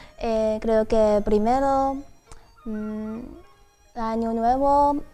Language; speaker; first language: Spanish; non-native, learner; Chinese